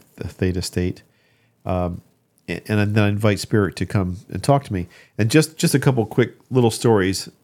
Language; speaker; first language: English; native; English